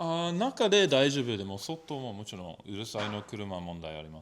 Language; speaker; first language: Japanese; non-native, learner; English